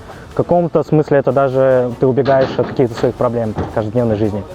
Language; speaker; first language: Russian; native; Russian